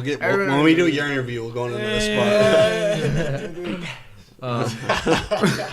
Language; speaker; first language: English; native; English